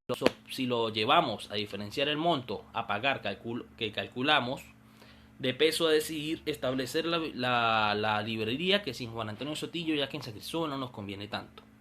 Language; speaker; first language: Spanish; native; Spanish